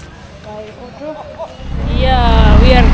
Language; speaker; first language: English; non-native, learner; Tibetan